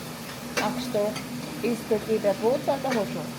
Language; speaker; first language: German; non-native, learner; Mongolian